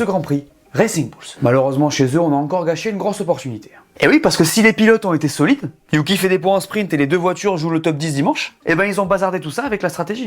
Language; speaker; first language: French; native; French